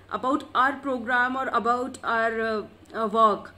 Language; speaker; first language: English; non-native, local second language; Hindi